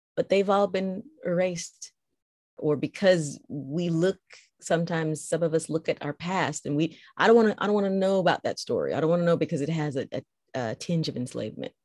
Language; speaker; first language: English; native; English